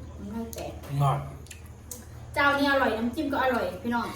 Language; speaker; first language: Thai; non-native, local second language; Lao